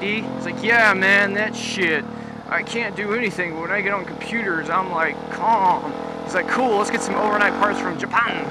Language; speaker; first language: English; native; English